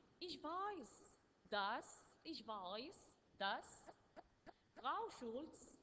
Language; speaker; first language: German; non-native, learner; Arabic